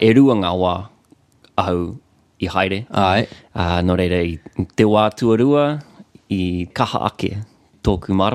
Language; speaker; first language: Māori; non-native, local second language; English